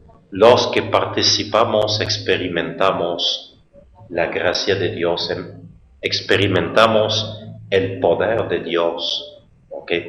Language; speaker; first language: Spanish; non-native, fluent; French